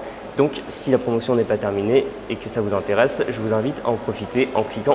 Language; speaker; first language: French; native; French